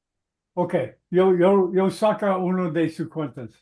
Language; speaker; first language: Spanish; non-native, learner; English